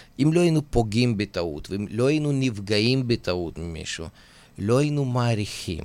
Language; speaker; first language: Hebrew; non-native, fluent; Russian